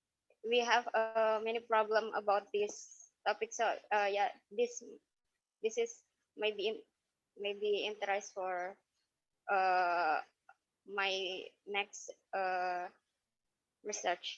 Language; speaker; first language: English; non-native, learner; Indonesian